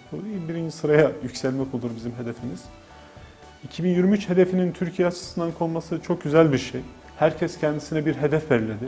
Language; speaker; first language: Turkish; native; Turkish